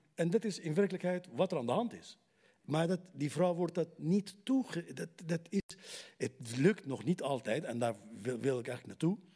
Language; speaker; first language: Dutch; non-native, fluent; Arabic